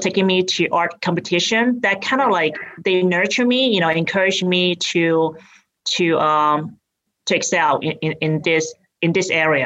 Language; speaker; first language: English; native; English